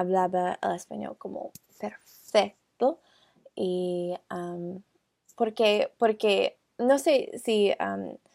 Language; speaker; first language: Spanish; non-native, learner; English